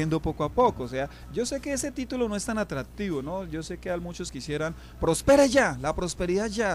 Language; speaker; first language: Spanish; native; Spanish